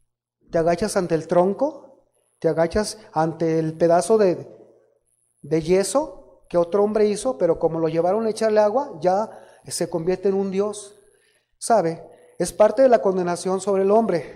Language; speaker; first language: Spanish; native; Spanish